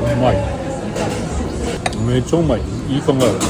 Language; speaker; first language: Japanese; non-native, learner; French